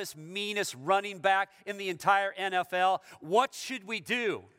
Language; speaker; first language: English; native; English